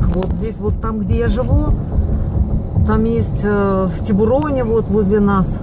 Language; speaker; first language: Russian; native; Russian